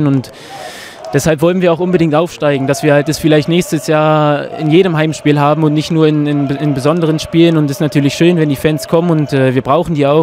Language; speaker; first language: German; native; German